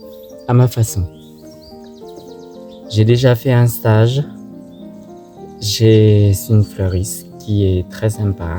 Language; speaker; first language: French; non-native, fluent; Thai